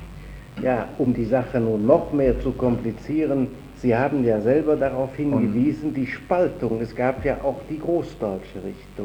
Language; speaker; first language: German; native; German